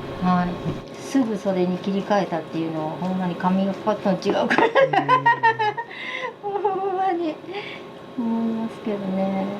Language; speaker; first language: Japanese; native; Japanese